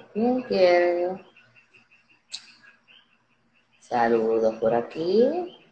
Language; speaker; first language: Spanish; native; Spanish